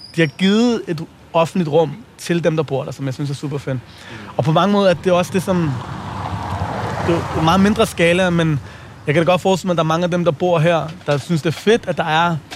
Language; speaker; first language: Danish; early bilingual, other home language; Persian